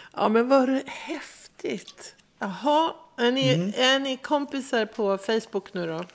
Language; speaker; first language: Swedish; native; Swedish